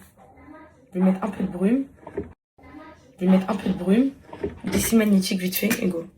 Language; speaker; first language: French; native; French